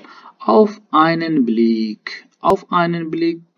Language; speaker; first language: German; non-native, learner; Baluchi